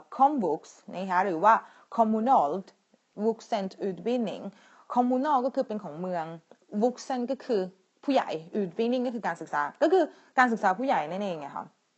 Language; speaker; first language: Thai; native; Thai